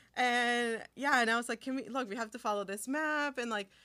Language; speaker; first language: English; early bilingual, other home language; Spanish